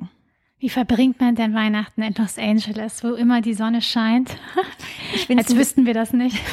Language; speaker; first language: German; native; German